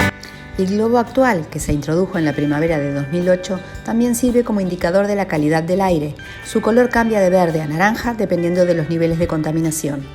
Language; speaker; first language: Spanish; native; Spanish